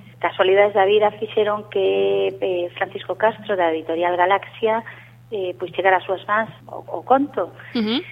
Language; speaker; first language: Galician; early bilingual, other home language; Spanish